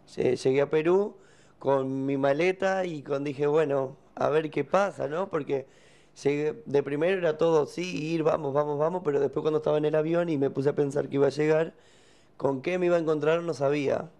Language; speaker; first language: Spanish; native; Spanish